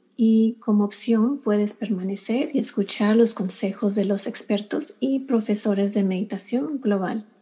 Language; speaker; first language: Spanish; early bilingual, heritage; Spanish